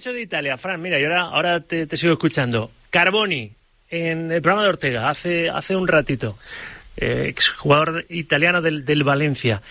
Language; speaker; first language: Spanish; native; Spanish